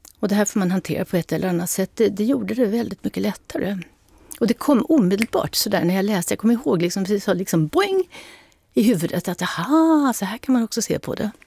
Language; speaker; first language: Swedish; early bilingual, heritage; Swedish